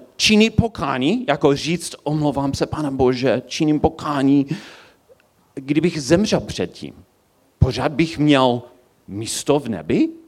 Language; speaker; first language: Czech; non-native, learner; English